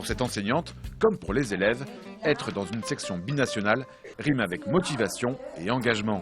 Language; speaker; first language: French; native; French